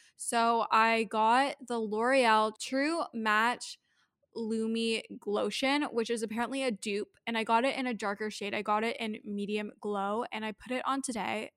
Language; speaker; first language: English; native; English